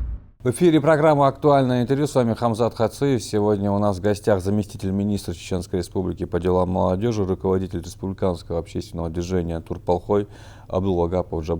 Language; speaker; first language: Russian; non-native, local second language; Chechen